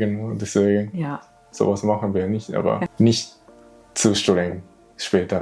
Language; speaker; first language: German; non-native, learner; Japanese